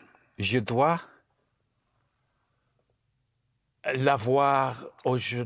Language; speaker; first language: French; non-native, learner; English